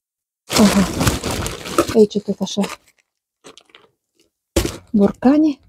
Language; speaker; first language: Romanian; non-native, learner; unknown